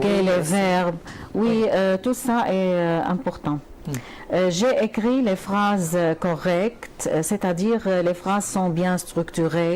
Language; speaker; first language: French; non-native, fluent; Arabic